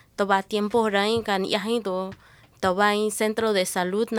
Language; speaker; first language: Spanish; non-native, local second language; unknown